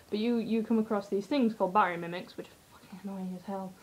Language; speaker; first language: English; native; English